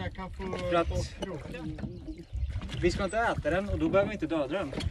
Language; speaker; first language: Swedish; native; Swedish